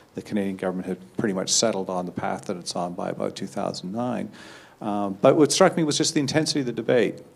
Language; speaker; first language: English; native; English